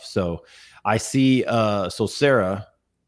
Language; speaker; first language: English; native; English